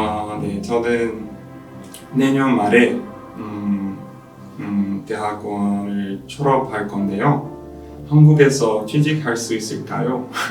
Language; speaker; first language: Korean; non-native, learner; Portuguese